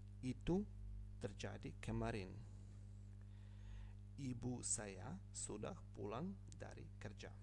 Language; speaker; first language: Indonesian; non-native, fluent; Ukrainian